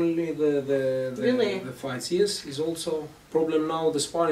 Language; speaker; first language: English; non-native, learner; Greek